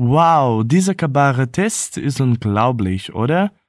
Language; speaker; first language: German; non-native, fluent; Portuguese